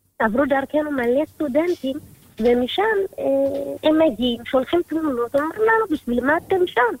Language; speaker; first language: Hebrew; early bilingual, other home language; Amharic